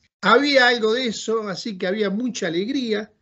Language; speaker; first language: Spanish; native; Spanish